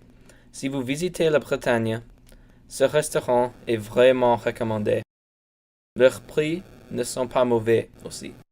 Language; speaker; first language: French; non-native, learner; English